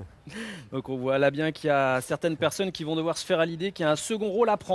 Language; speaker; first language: French; native; French